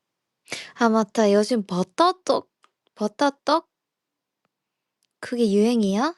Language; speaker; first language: Korean; non-native, fluent; Japanese